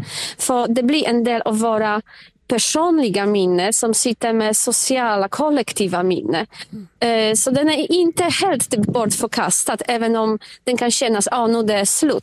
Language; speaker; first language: Swedish; non-native, fluent; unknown